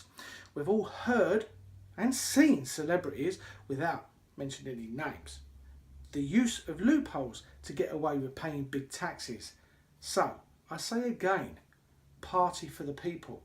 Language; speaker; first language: English; native; English